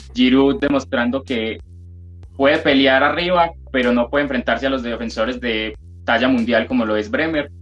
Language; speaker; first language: Spanish; native; Spanish